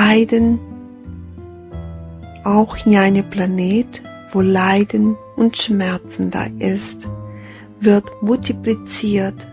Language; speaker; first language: German; non-native, fluent; Portuguese